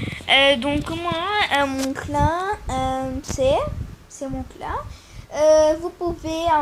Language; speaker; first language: French; non-native, learner; Arabic